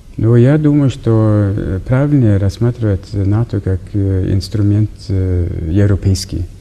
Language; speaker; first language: Russian; non-native, fluent; Norwegian